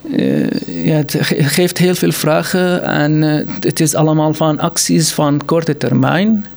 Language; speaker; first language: Dutch; non-native, fluent; Arabic